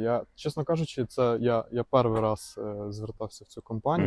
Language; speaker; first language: Ukrainian; native; Ukrainian